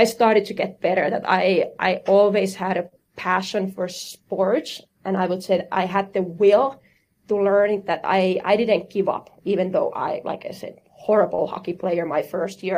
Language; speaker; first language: English; non-native, fluent; Finnish